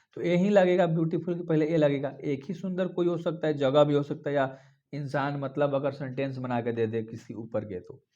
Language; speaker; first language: Hindi; native; Hindi